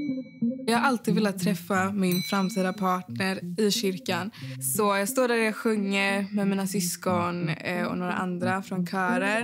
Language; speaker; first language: Swedish; early bilingual, other home language; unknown